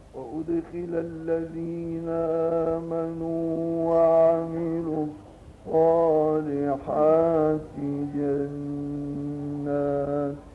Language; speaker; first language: Arabic; native; Arabic